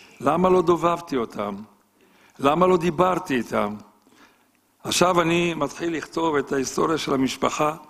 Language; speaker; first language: Hebrew; native; Hebrew